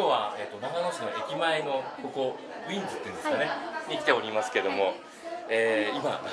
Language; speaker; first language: Japanese; native; Japanese